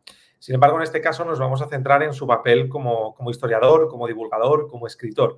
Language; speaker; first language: Spanish; native; Spanish